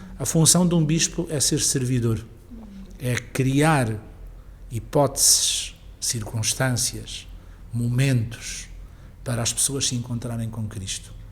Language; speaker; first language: Portuguese; native; Portuguese